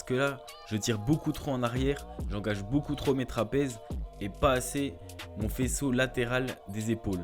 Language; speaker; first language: French; native; French